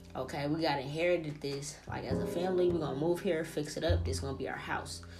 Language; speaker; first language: English; early bilingual, other home language; Italian